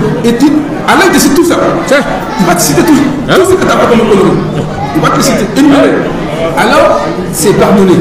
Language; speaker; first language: French; non-native, local second language; Soninke